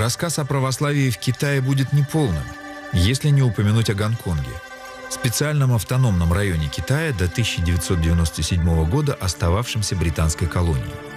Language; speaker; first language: Russian; native; Russian